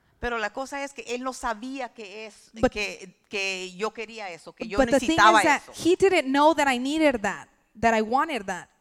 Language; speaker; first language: Spanish; early bilingual, heritage; English